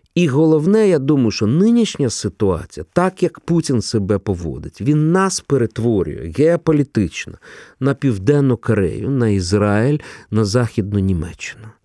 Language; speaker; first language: Ukrainian; non-native, local second language; Russian